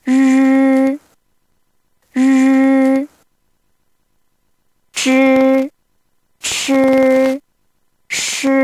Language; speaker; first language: Chinese; non-native, learner; Korean